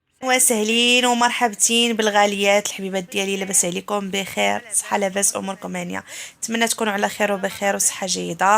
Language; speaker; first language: Arabic; native; Arabic